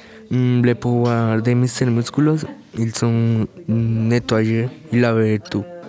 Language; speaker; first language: French; non-native, learner; Spanish